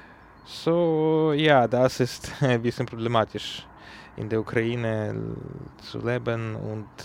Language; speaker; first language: German; non-native, learner; Ukrainian